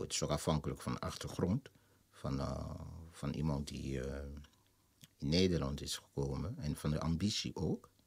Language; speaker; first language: Dutch; non-native, fluent; Lingala